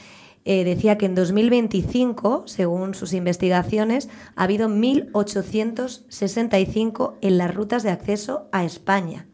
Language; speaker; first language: Spanish; native; Spanish